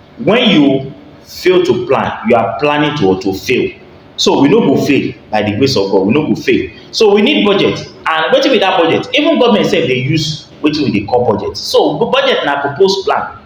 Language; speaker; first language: Nigerian Pidgin; non-native, local second language; Yoruba